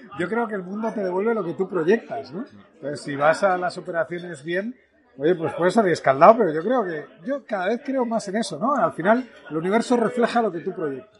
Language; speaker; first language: Spanish; native; Spanish